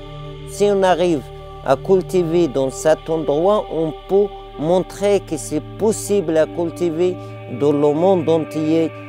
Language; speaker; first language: French; non-native, learner; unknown